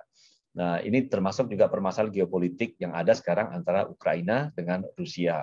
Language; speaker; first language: Indonesian; native; Indonesian